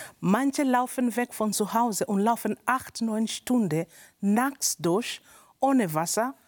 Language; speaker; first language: German; non-native, learner; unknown